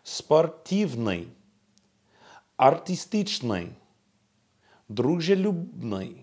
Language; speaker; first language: Russian; non-native, fluent; English